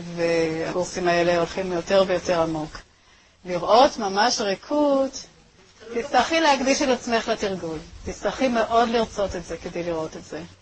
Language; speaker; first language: Hebrew; native; Hebrew